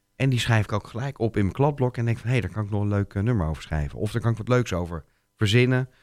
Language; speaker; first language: Dutch; native; Dutch